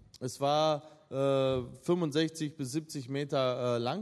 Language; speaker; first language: German; non-native, fluent; Russian